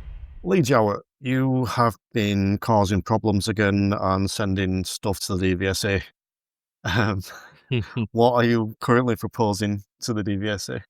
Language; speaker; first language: English; native; English